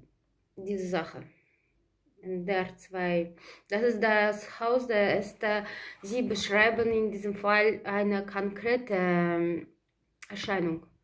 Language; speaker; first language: German; non-native, fluent; Russian